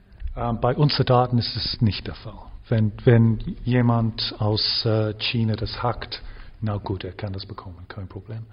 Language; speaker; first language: German; non-native, fluent; English